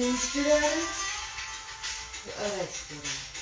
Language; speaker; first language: Italian; non-native, learner; Russian